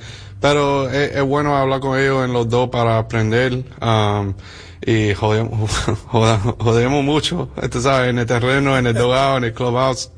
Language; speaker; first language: Spanish; early bilingual, heritage; English